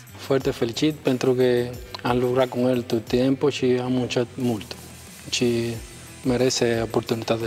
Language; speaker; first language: Romanian; non-native, learner; Spanish